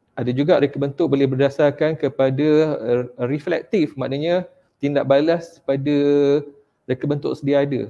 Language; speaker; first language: Malay; native; Malay